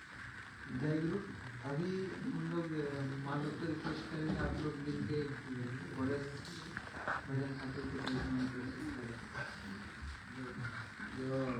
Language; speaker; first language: Hindi; non-native, local second language; Bangla